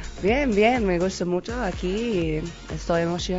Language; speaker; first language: Spanish; non-native, learner; English